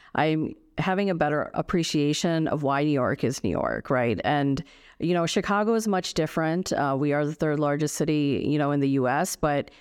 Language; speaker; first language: English; native; English